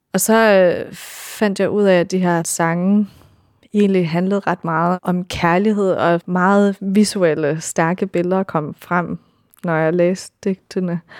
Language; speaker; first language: Danish; early bilingual, heritage; Danish